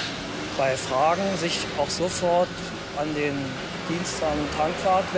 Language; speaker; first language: German; native; German